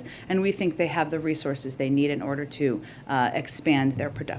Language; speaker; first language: English; native; English